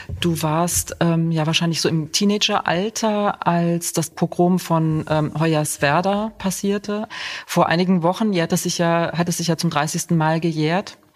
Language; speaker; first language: German; native; German